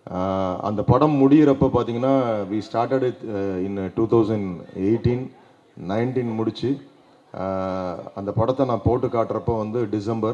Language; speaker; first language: Tamil; native; Tamil